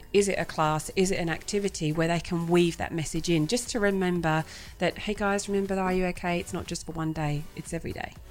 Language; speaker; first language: English; native; English